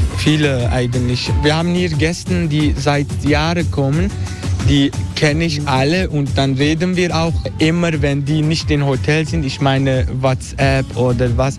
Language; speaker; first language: German; non-native, learner; Turkish